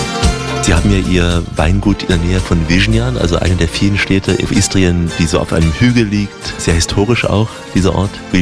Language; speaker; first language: German; native; German